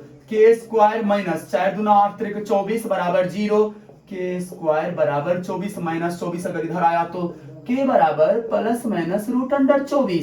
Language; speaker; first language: Hindi; native; Hindi